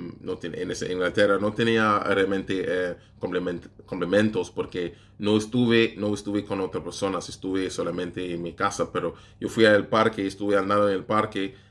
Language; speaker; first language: Spanish; non-native, learner; English